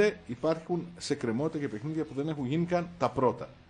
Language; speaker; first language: Greek; native; Greek